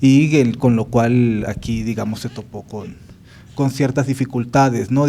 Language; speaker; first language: Spanish; native; Spanish